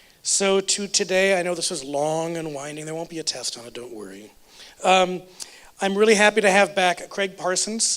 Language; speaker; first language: English; native; English